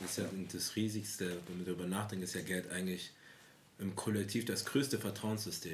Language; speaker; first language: German; native; German